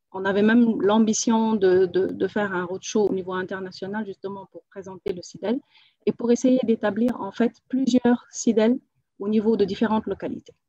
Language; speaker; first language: French; non-native, local second language; Wolof